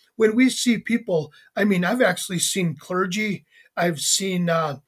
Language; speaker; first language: English; native; English